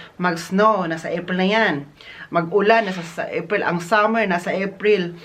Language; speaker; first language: Filipino; non-native, local second language; Cebuano